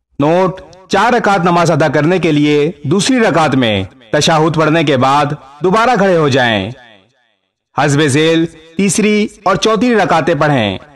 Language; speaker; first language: Urdu; native; Urdu